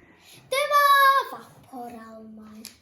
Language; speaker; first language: Welsh; non-native, local second language; English